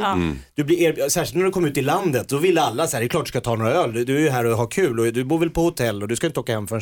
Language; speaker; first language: Swedish; native; Swedish